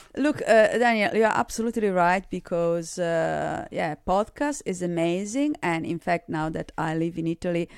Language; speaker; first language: English; non-native, fluent; Italian